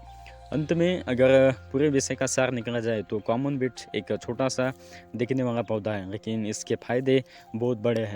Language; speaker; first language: Hindi; native; Hindi